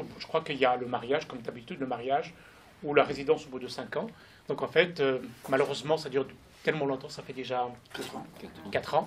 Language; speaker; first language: French; non-native, fluent; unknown